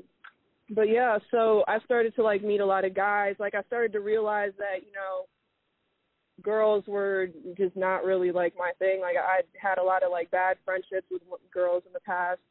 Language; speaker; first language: English; native; English